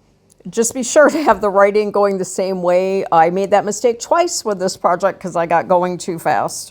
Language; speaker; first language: English; native; English